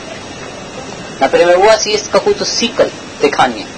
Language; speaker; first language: Russian; non-native, learner; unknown